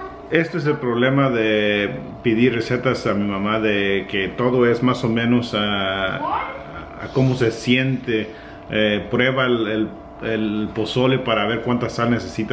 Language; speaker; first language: Spanish; early bilingual, other home language; English